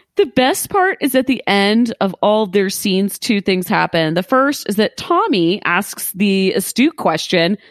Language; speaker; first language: English; native; English